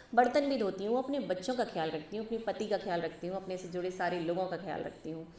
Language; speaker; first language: Hindi; native; Hindi